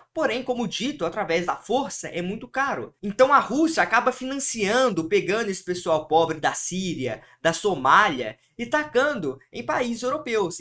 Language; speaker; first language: Portuguese; early bilingual, heritage; Portuguese